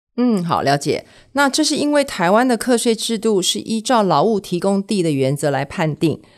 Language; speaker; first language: Chinese; native; Chinese